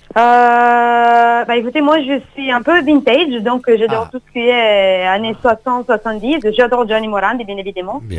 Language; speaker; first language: French; non-native, fluent; Italian